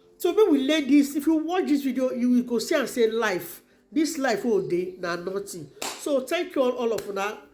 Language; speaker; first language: Nigerian Pidgin; native; Nigerian Pidgin